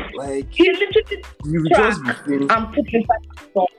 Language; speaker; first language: English; non-native, local second language; Yoruba